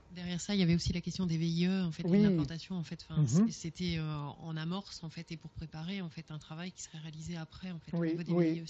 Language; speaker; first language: French; native; French